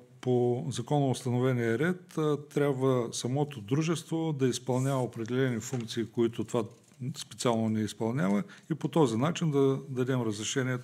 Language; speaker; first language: Bulgarian; native; Bulgarian